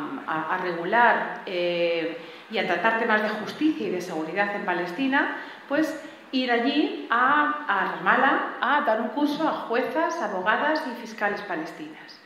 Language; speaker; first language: Spanish; native; Spanish